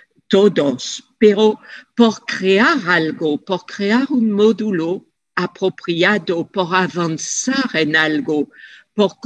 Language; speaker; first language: Spanish; non-native, fluent; French